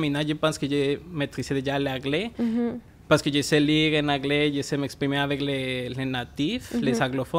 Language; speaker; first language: French; non-native, fluent; Spanish